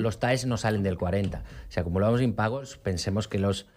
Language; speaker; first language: Spanish; non-native, local second language; Catalan